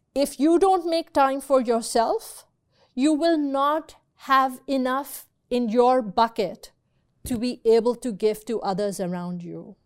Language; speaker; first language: English; non-native, local second language; Urdu